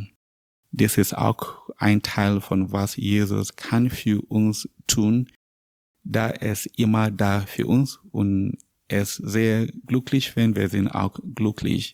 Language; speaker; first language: German; non-native, learner; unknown